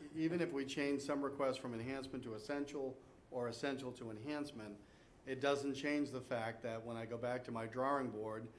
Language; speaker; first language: English; native; English